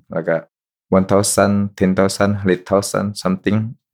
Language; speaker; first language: English; non-native, learner; Thai